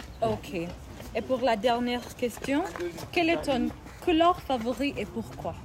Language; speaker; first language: French; non-native, learner; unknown